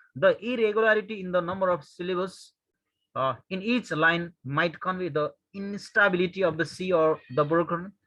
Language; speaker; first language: English; non-native, local second language; Nepali